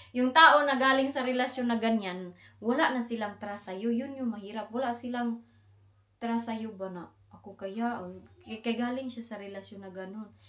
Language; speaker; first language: Filipino; non-native, local second language; Cebuano